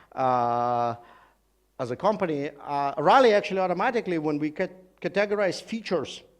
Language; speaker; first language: English; non-native, fluent; Russian